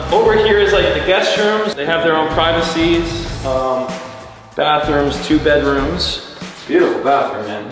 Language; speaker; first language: English; native; English